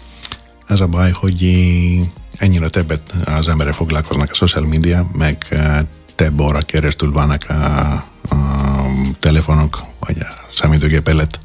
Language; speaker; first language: Hungarian; non-native, fluent; Greek